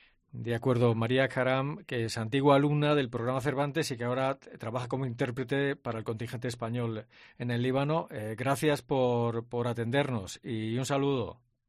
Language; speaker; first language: Spanish; native; Spanish